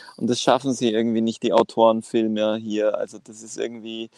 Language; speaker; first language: German; non-native, fluent; Greek